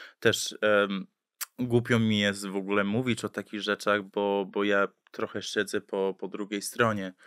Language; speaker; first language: Polish; early bilingual, heritage; English